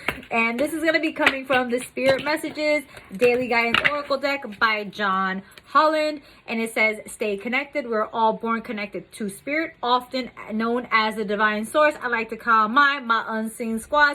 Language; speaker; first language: English; native; English